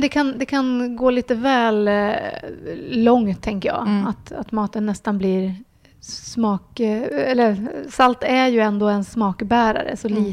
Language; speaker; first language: Swedish; native; Swedish